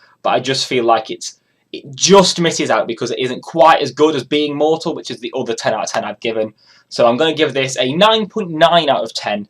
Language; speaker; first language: English; native; English